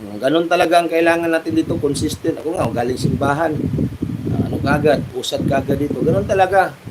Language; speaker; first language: Filipino; native; Filipino